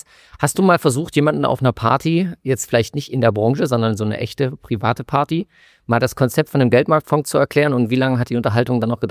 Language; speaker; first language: German; native; German